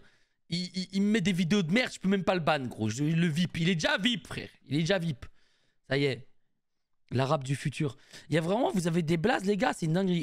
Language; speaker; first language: French; native; French